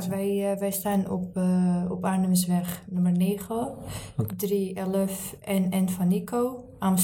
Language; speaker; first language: Dutch; early bilingual, other home language; Arabic